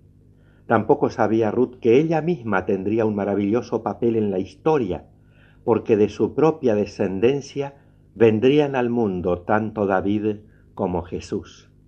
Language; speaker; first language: Spanish; native; Spanish